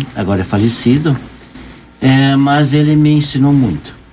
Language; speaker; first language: Portuguese; native; Portuguese